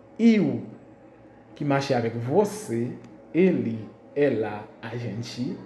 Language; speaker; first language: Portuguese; non-native, fluent; Haitian Creole